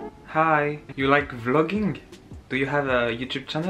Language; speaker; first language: English; non-native, learner; French